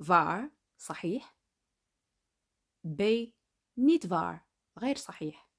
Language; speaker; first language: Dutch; non-native, fluent; Arabic